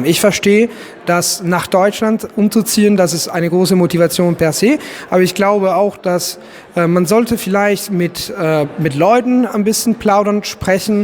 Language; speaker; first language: German; non-native, fluent; Italian